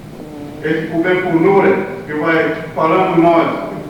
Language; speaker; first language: Portuguese; non-native, local second language; Kayapó